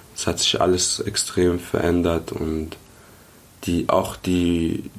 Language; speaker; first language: German; early bilingual, other home language; Arabic